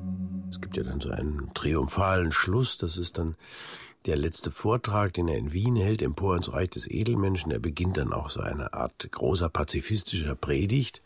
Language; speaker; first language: German; native; German